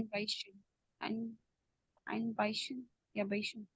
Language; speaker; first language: German; non-native, learner; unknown